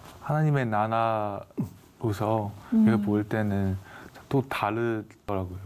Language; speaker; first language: Korean; non-native, fluent; Chinese